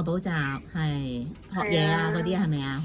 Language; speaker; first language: Cantonese; native; Cantonese